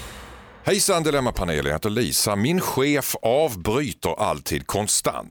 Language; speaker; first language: Swedish; native; Swedish